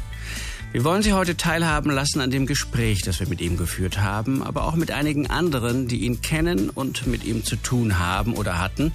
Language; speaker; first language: German; native; German